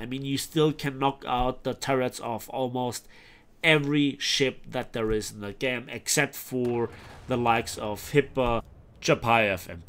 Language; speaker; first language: English; non-native, fluent; German